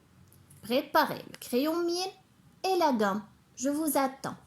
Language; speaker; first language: French; non-native, local second language; Arabic